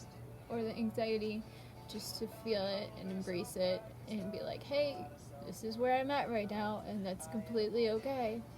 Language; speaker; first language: English; native; English